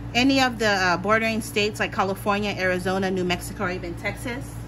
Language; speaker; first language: English; native; English